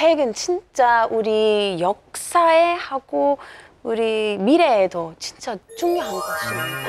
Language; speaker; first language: Korean; non-native, learner; English